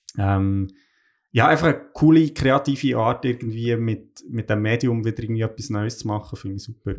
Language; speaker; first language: German; native; German